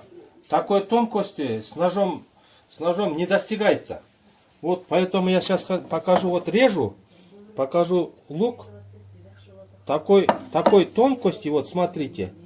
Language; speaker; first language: Russian; non-native, local second language; Kyrgyz